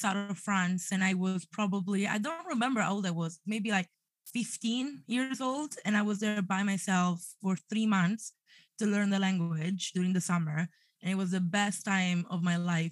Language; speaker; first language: English; non-native, fluent; Italian